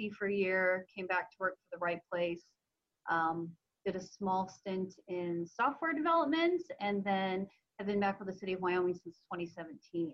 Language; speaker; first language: English; native; English